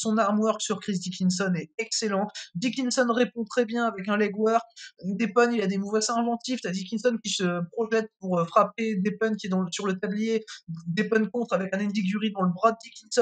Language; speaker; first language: French; native; French